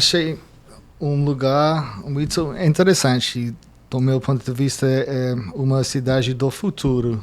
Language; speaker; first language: Portuguese; non-native, fluent; English